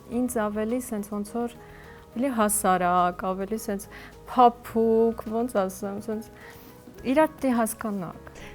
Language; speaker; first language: Armenian; early bilingual, heritage; Armenian